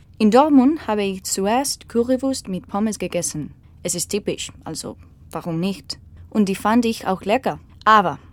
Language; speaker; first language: German; non-native, learner; Spanish